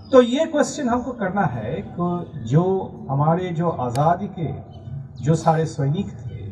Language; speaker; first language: Hindi; non-native, local second language; Bangla